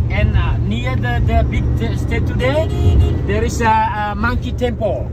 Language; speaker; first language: English; non-native, learner; Indonesian